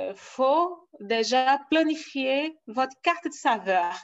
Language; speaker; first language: French; non-native, fluent; Portuguese